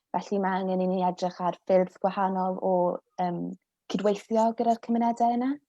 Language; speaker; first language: Welsh; non-native, local second language; English